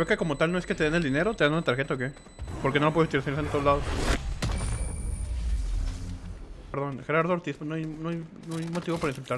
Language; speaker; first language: Spanish; native; Spanish